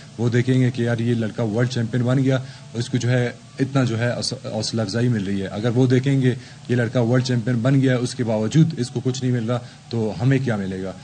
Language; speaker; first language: Urdu; non-native, local second language; Baluchi